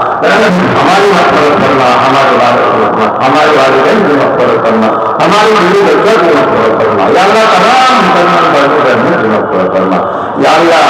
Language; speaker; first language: Urdu; non-native, local second language; Gujarati